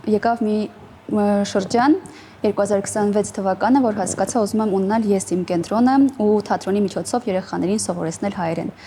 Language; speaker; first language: Armenian; native; Armenian